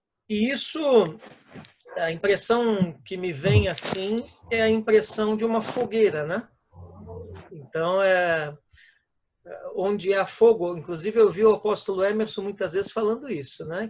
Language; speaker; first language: Portuguese; native; Portuguese